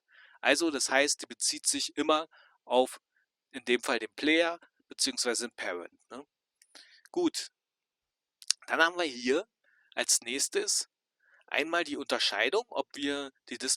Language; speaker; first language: German; native; German